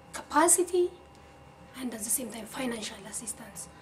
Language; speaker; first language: English; non-native, fluent; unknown